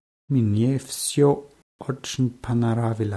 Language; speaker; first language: Russian; non-native, learner; German